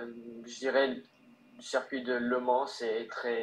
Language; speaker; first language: French; early bilingual, heritage; French